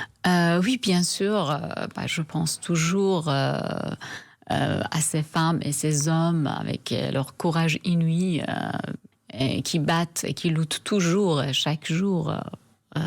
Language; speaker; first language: French; non-native, fluent; Persian